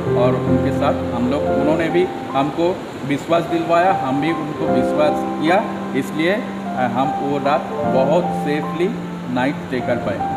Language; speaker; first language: Hindi; non-native, local second language; Bangla